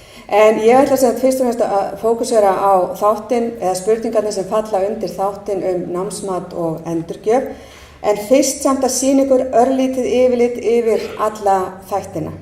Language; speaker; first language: Icelandic; native; Icelandic